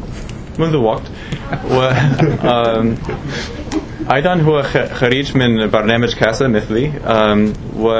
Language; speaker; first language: Arabic; non-native, fluent; English